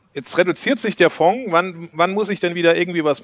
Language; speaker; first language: German; native; German